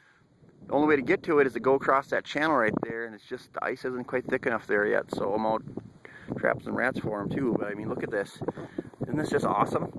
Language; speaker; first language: English; native; English